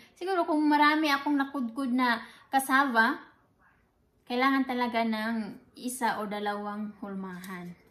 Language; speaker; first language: Filipino; non-native, local second language; Cebuano